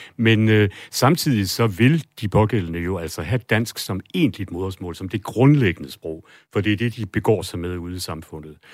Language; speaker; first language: Danish; native; Danish